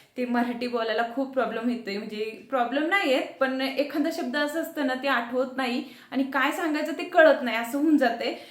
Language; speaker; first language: Marathi; non-native, local second language; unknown